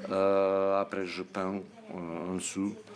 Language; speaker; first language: French; non-native, fluent; Serbian